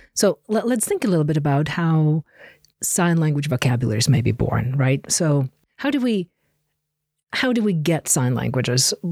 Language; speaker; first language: English; non-native, fluent; Ukrainian